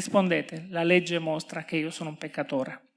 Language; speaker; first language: Italian; native; Italian